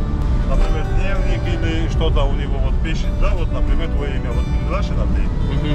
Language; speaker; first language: Russian; non-native, fluent; Georgian